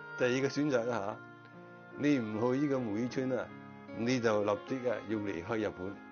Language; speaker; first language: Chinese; non-native, local second language; Cantonese